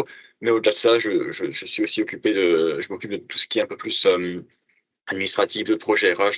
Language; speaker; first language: French; native; French